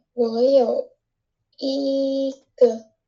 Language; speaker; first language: Chinese; non-native, learner; Vietnamese